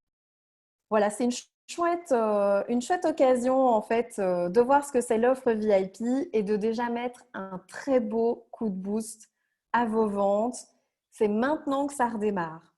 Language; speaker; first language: French; native; French